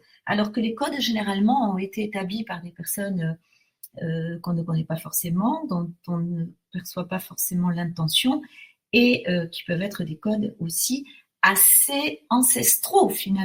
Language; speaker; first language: French; native; French